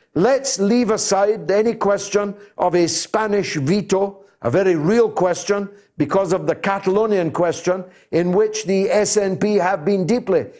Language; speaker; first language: English; native; English